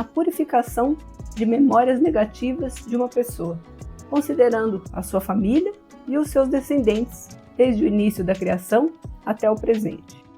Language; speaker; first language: Portuguese; native; Portuguese